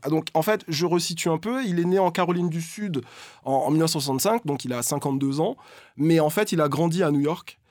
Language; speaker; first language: French; native; French